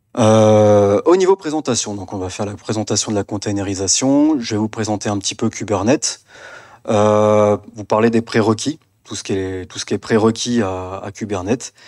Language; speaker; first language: French; native; French